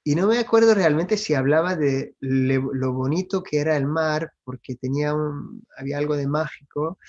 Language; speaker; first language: Spanish; non-native, fluent; French